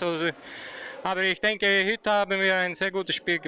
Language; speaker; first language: German; non-native, fluent; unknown